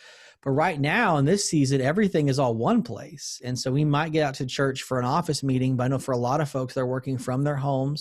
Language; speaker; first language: English; native; English